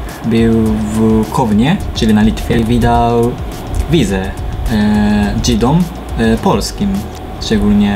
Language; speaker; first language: Polish; non-native, learner; Japanese